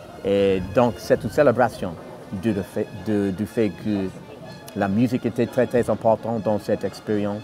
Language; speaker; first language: French; non-native, fluent; English